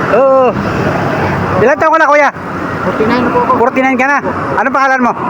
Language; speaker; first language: Filipino; native; Filipino